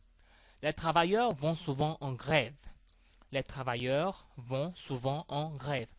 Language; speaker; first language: French; non-native, fluent; English